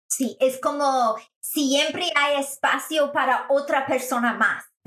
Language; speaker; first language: Spanish; non-native, fluent; English